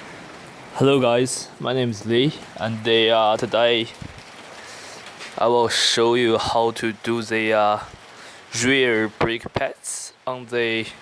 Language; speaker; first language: English; non-native, learner; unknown